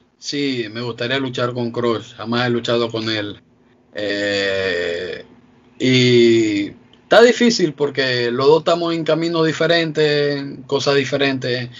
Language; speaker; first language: Spanish; native; Spanish